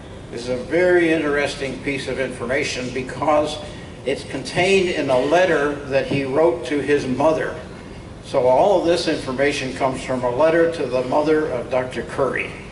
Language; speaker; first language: English; native; English